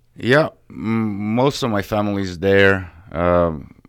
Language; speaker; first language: English; early bilingual, other home language; Ukrainian